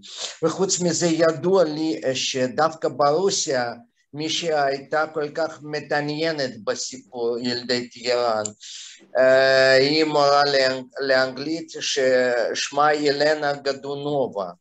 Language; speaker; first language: Hebrew; non-native, fluent; Russian